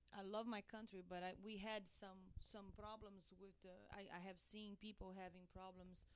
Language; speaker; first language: English; non-native, learner; Portuguese